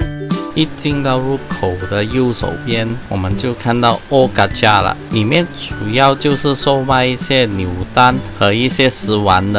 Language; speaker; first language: Chinese; native; Chinese